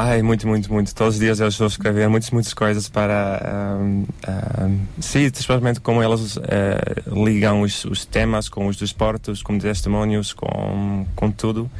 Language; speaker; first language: Portuguese; non-native, learner; Dutch